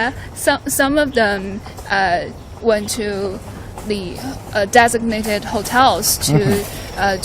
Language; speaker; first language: English; non-native, fluent; Chinese